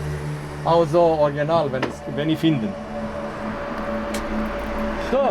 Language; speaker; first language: German; non-native, fluent; Serbian